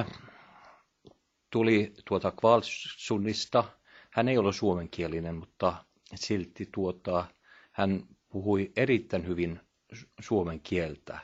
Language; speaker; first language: Finnish; early bilingual, heritage; Norwegian